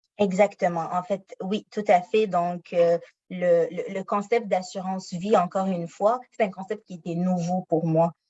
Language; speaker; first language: French; non-native, local second language; Arabic